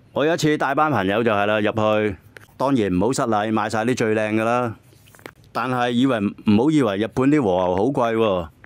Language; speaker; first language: Cantonese; native; Cantonese